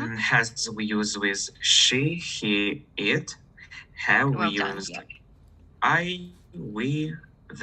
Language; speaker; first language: English; non-native, learner; Russian